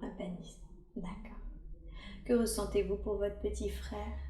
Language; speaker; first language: French; native; French